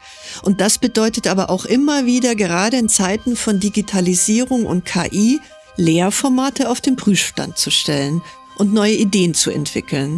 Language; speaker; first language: German; native; German